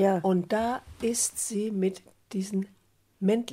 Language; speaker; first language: German; non-native, fluent; Danish